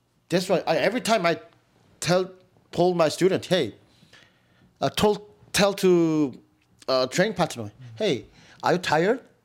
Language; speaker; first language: English; non-native, learner; Korean